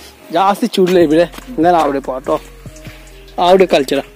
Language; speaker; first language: Malayalam; non-native, learner; Hindi